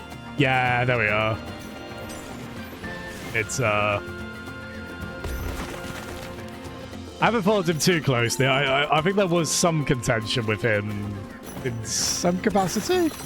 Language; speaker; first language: English; native; English